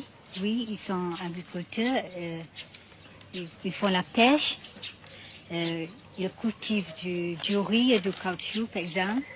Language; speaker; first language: French; non-native, fluent; Malay